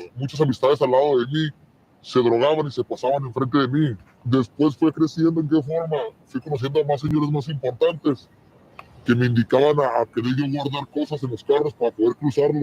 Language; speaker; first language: Spanish; native; Spanish